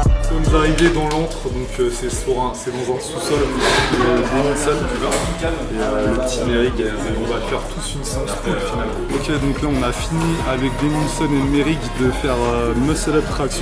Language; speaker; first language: French; native; French